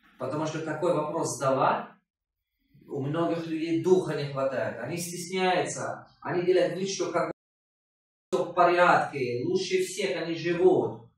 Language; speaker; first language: Russian; non-native, local second language; Tajik